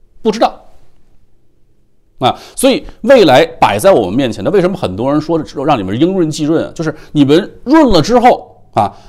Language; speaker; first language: Chinese; native; Chinese